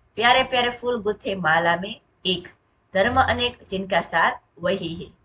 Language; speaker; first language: Hindi; non-native, local second language; Gujarati